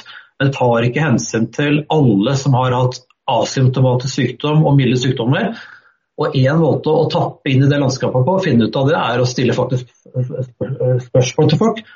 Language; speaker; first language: Norwegian; native; Norwegian